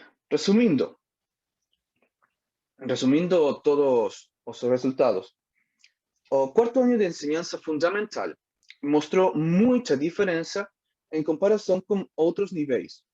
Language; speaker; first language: Portuguese; non-native, learner; Spanish